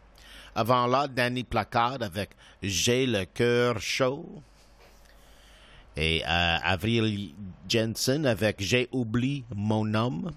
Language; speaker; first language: French; non-native, local second language; English